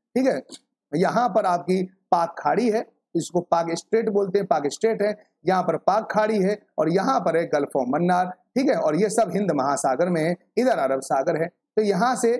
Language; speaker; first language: Hindi; native; Hindi